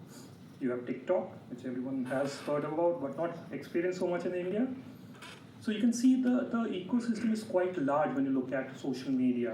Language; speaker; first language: English; non-native, local second language; Bangla